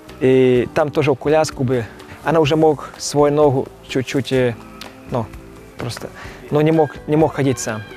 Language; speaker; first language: Russian; non-native, local second language; Romany